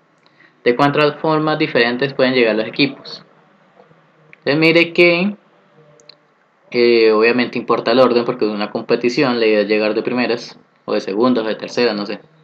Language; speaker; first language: Spanish; native; Spanish